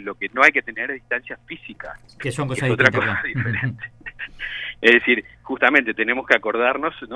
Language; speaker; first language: Spanish; native; Spanish